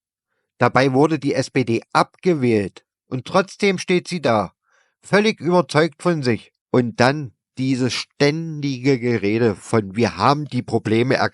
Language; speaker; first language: German; native; German